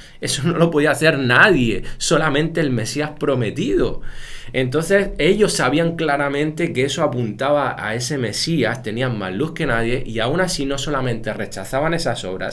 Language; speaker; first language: Spanish; native; Spanish